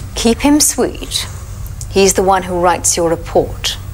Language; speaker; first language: English; native; English